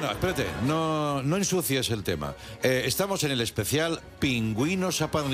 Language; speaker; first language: Spanish; native; Spanish